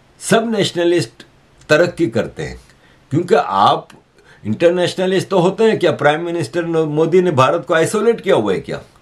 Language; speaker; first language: Urdu; native; Urdu